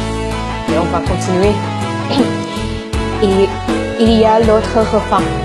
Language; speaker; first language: French; non-native, fluent; Thai